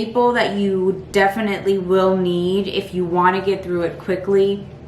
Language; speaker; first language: English; native; English